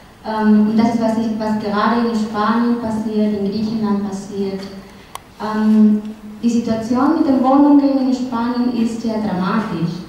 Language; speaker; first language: German; non-native, fluent; Spanish